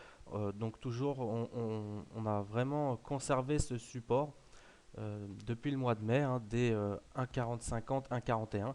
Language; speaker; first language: French; native; French